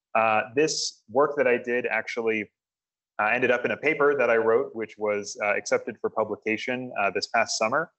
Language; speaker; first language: English; native; English